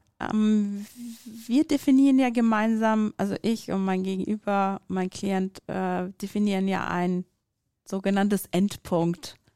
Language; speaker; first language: German; non-native, fluent; Persian